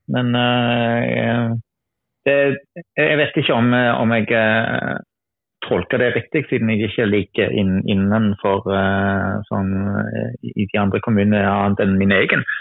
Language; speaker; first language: Norwegian; non-native, fluent; German